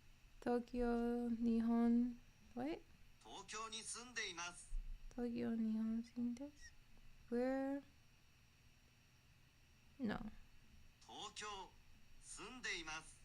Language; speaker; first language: Japanese; non-native, learner; English